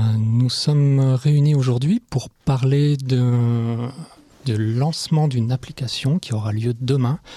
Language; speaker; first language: French; native; French